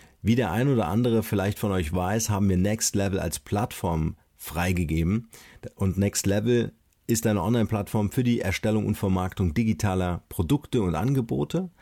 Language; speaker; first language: German; native; German